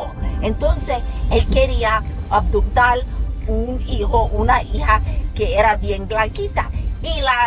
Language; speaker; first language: Spanish; early bilingual, heritage; Spanish